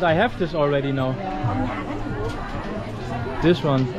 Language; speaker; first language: English; non-native, fluent; German